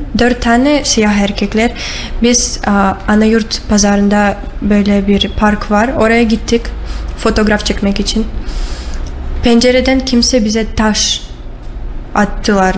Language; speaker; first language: Turkish; non-native, learner; Russian